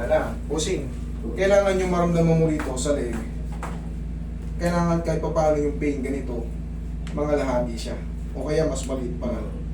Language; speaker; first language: Filipino; native; Filipino